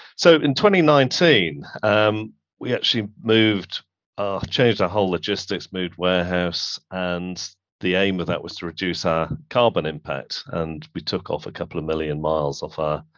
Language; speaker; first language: English; native; English